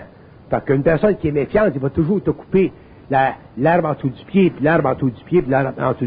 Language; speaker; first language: French; native; French